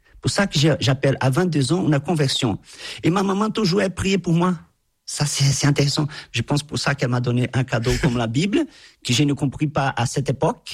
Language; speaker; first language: French; non-native, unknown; Portuguese